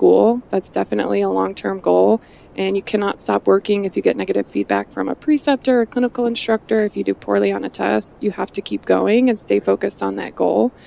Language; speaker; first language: English; native; English